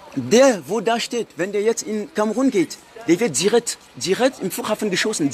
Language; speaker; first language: German; non-native, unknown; French